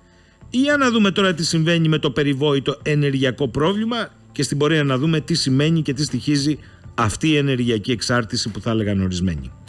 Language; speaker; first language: Greek; native; Greek